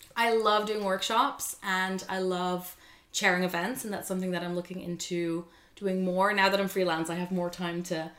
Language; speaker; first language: English; non-native, fluent; Dutch